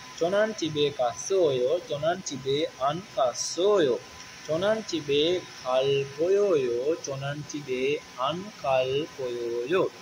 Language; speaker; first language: Korean; non-native, learner; Sinhala